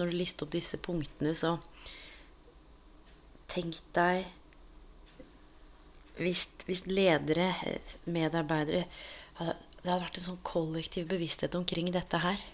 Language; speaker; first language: Norwegian; native; Norwegian